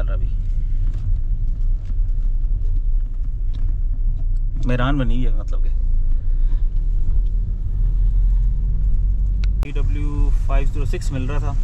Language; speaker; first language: Urdu; native; Urdu